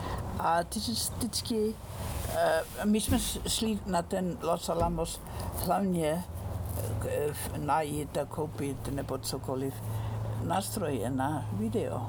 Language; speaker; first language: Czech; non-native, fluent; Icelandic